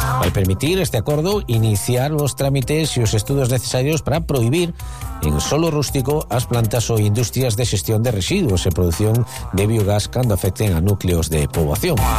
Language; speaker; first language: Galician; native; Galician